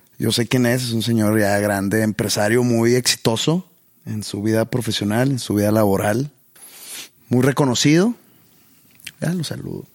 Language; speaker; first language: Spanish; native; Spanish